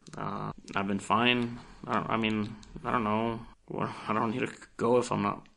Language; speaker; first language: English; early bilingual, other home language; Spanish